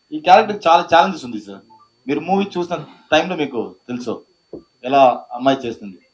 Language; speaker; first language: Telugu; non-native, local second language; Tamil